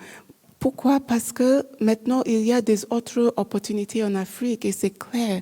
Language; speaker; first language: French; non-native, learner; English